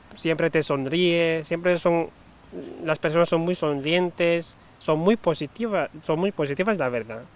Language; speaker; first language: Spanish; non-native, fluent; Turkish